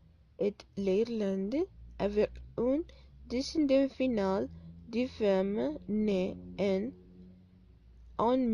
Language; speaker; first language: French; non-native, learner; Spanish